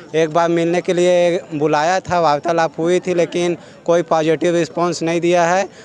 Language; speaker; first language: Hindi; native; Hindi